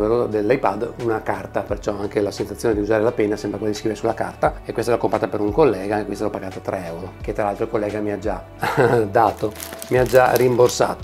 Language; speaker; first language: Italian; native; Italian